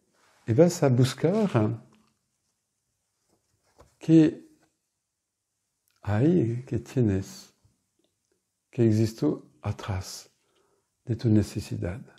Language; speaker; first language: Spanish; non-native, fluent; French